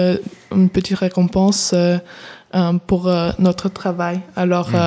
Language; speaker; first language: French; early bilingual, heritage; English